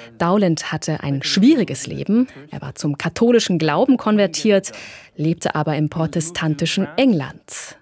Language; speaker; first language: German; native; German